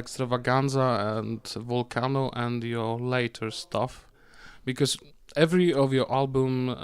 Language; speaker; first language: English; non-native, fluent; Polish